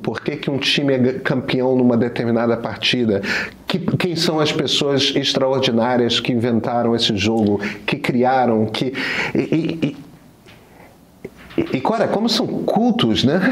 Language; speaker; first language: Portuguese; native; Portuguese